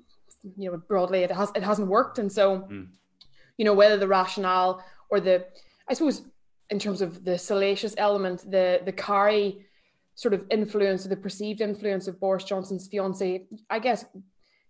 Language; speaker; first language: English; native; English